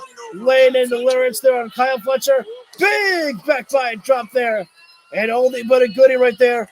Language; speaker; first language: English; native; English